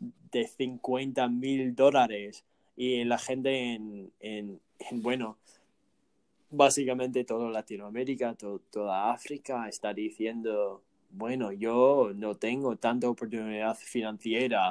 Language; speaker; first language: Spanish; non-native, fluent; English